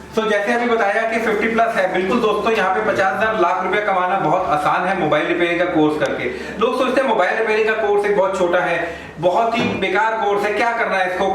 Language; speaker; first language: Hindi; native; Hindi